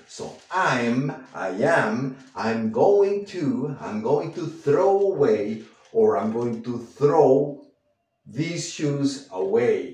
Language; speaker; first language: English; non-native, fluent; Spanish